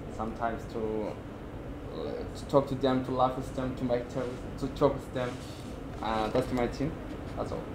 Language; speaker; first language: English; non-native, learner; Somali